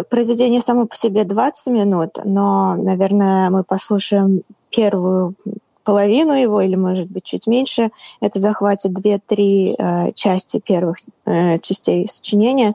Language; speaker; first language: Russian; non-native, local second language; Tatar